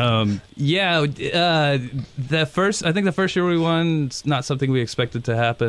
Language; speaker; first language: English; native; English